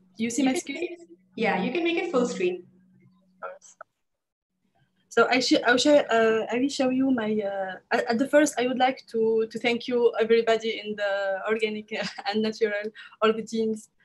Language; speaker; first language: English; non-native, learner; French